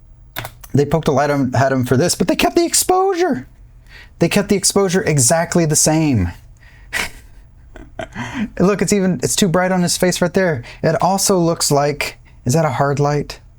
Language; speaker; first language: English; native; English